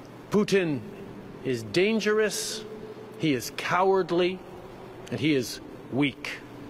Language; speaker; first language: English; native; English